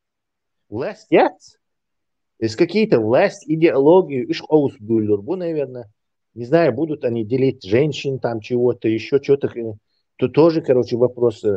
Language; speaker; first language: Russian; non-native, local second language; Chechen